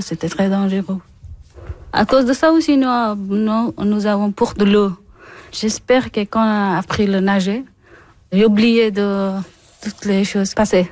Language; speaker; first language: French; non-native, learner; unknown